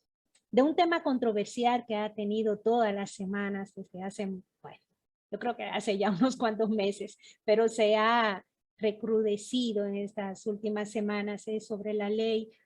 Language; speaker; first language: Spanish; native; Spanish